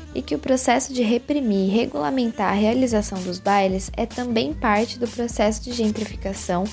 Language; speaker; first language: Portuguese; native; Portuguese